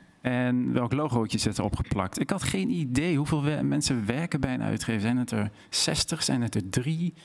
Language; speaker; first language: Dutch; native; Dutch